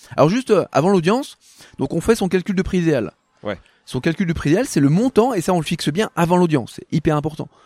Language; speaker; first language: French; native; French